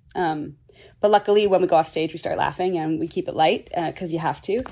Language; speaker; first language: English; native; English